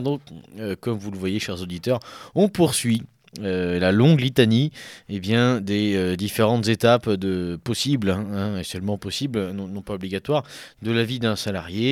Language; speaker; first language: French; native; French